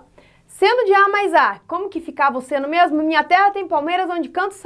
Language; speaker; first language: Portuguese; native; Portuguese